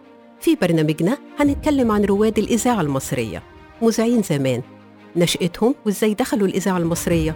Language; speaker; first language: Arabic; native; Arabic